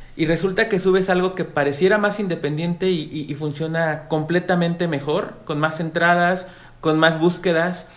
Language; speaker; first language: Spanish; native; Spanish